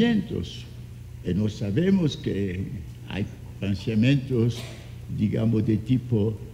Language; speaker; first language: Spanish; non-native, fluent; French